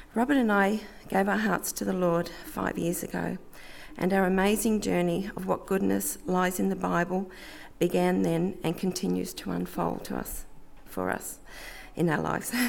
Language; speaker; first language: English; native; English